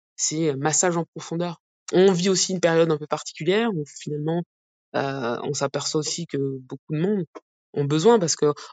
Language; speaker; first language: French; native; French